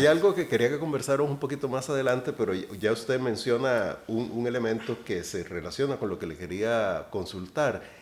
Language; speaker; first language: Spanish; native; Spanish